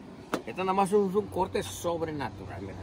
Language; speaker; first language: Spanish; native; Spanish